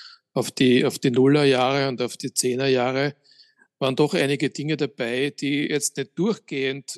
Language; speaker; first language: German; native; German